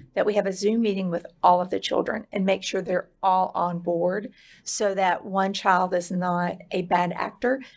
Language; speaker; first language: English; native; English